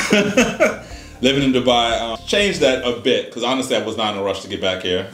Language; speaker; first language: English; native; English